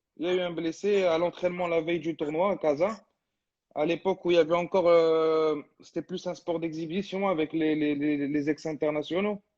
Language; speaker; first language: French; non-native, local second language; Arabic